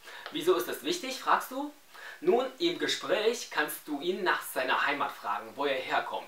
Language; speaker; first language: German; non-native, fluent; Chinese